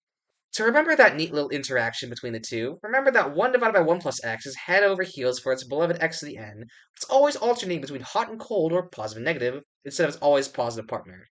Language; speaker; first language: English; native; English